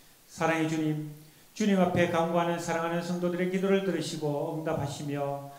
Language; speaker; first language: Korean; native; Korean